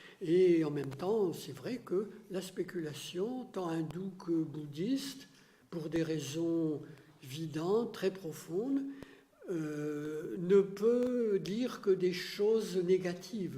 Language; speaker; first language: French; native; French